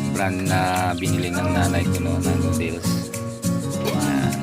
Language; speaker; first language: Filipino; non-native, local second language; Hiligaynon